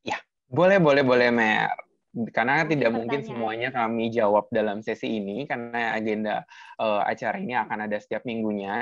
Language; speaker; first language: Indonesian; native; Indonesian